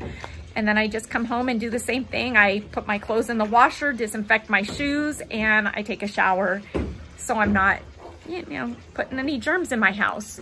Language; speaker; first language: English; native; English